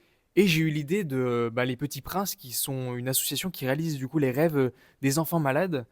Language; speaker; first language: French; native; French